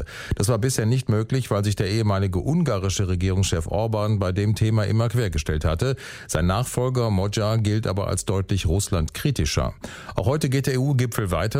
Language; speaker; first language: German; native; German